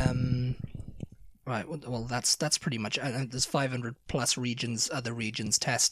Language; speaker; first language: English; native; English